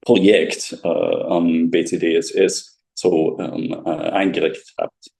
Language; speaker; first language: German; non-native, fluent; English